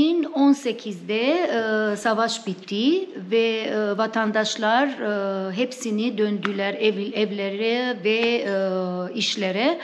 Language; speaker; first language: Turkish; non-native, fluent; Arabic